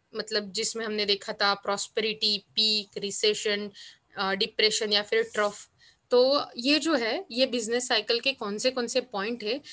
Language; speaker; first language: Hindi; non-native, local second language; Marathi